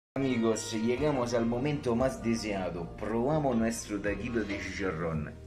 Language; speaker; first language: Spanish; non-native, fluent; Italian